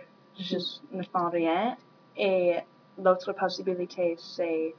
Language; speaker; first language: French; non-native, learner; English